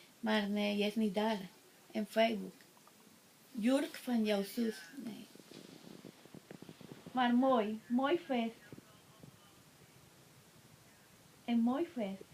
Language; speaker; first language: Dutch; non-native, learner; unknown